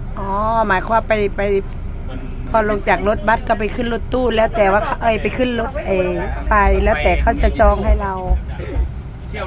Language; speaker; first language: Thai; native; Thai